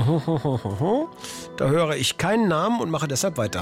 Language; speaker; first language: German; native; German